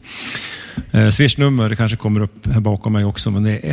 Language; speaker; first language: Swedish; native; Swedish